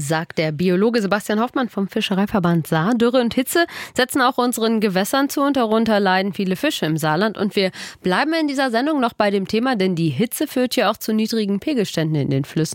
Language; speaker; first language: German; native; German